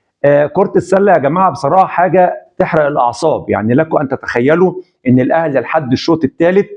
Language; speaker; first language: Arabic; native; Arabic